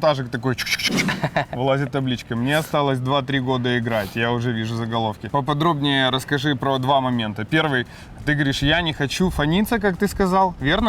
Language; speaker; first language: Russian; native; Russian